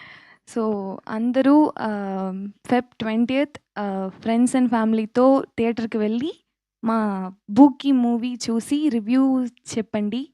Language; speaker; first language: Telugu; non-native, local second language; Tamil